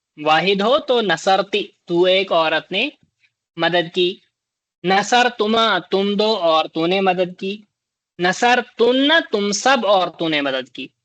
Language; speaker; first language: Urdu; native; Urdu